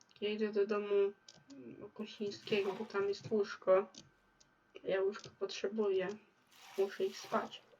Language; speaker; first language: Polish; native; Polish